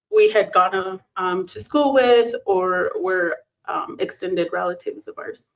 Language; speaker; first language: English; native; English